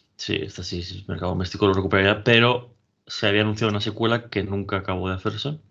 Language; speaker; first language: Spanish; native; Spanish